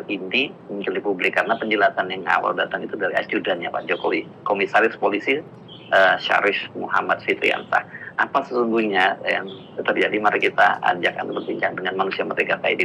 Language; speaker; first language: Indonesian; native; Indonesian